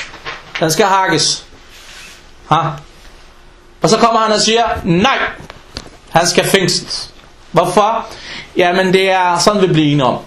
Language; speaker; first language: Danish; non-native, fluent; Arabic